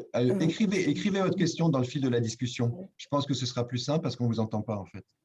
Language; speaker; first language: French; native; French